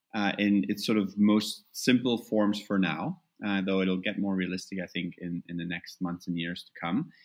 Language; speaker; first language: English; non-native, fluent; German